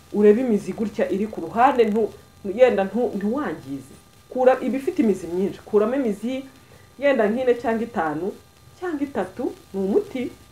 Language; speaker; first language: Kinyarwanda; early bilingual, heritage; Kinyarwanda